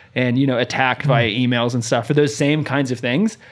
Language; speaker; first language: English; native; English